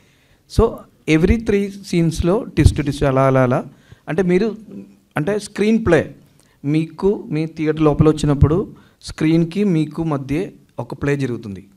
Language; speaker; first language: Telugu; non-native, learner; Malayalam